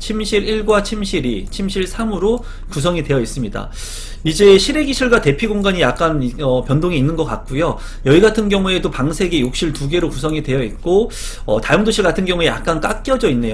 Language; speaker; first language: Korean; native; Korean